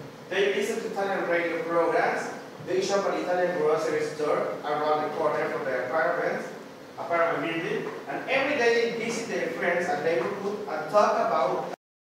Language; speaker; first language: English; non-native, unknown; Spanish